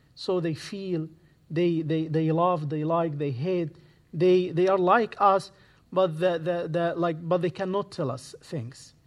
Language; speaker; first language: English; non-native, fluent; Arabic